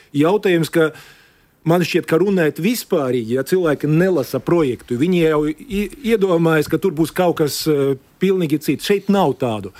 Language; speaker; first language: Latvian; non-native, local second language; Russian